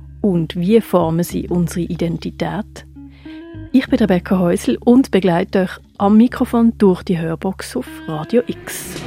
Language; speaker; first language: German; native; German